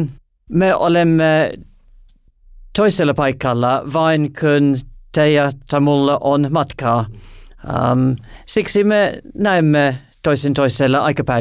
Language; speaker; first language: Finnish; non-native, learner; English